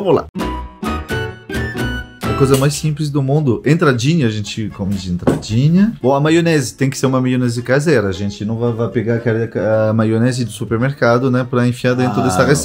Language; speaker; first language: Portuguese; non-native, fluent; French